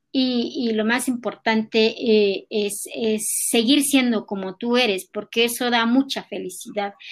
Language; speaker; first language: Spanish; non-native, local second language; Nahuatl languages